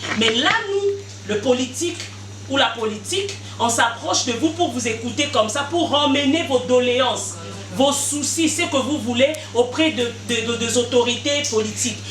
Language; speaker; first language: French; non-native, local second language; Lingala